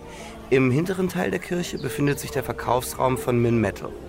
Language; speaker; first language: German; native; German